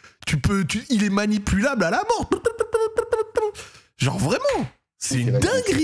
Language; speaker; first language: French; native; French